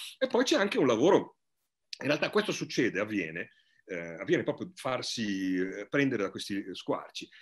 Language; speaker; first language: Italian; native; Italian